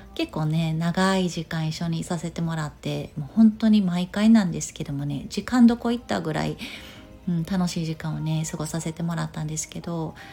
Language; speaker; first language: Japanese; native; Japanese